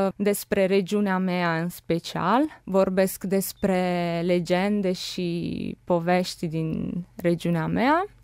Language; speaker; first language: Romanian; non-native, fluent; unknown